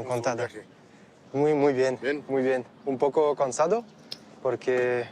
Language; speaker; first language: Spanish; non-native, learner; French